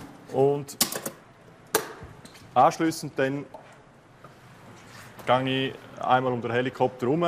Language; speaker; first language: German; native; German